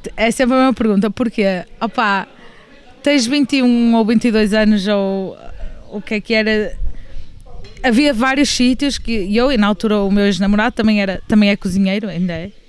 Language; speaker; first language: Portuguese; native; Portuguese